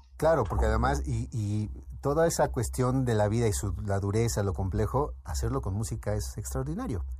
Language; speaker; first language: Spanish; native; Spanish